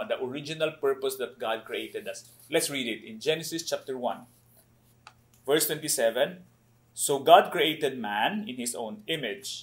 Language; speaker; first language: English; non-native, local second language; Cebuano